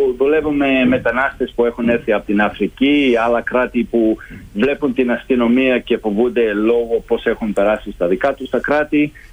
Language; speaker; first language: Greek; early bilingual, heritage; Greek